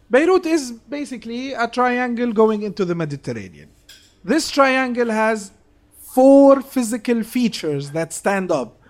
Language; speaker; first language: English; non-native, fluent; Arabic